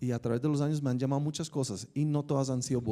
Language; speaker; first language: Spanish; native; Spanish